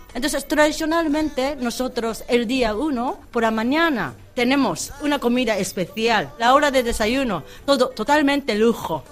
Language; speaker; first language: Spanish; non-native, fluent; Japanese